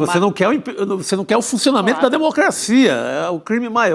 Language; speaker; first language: Portuguese; native; Portuguese